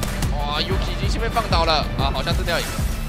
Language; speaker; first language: Chinese; native; Chinese